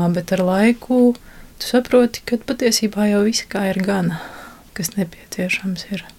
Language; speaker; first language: Latvian; native; Latvian